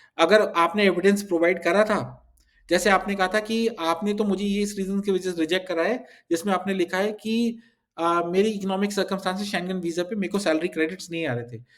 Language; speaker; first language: Hindi; early bilingual, heritage; Hindi